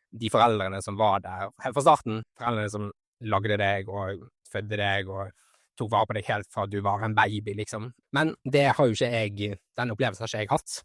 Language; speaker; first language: Norwegian; native; Norwegian